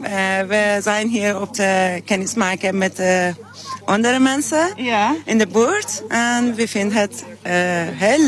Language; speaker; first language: Dutch; non-native, learner; Persian